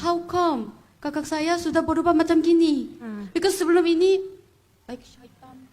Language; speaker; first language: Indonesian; non-native, fluent; Korean